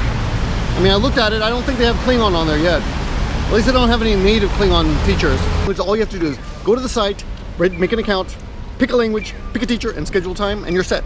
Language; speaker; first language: English; native; English